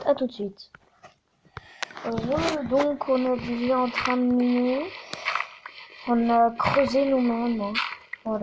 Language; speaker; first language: French; native; French